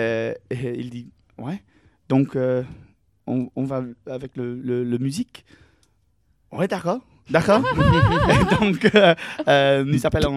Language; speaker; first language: French; non-native, learner; English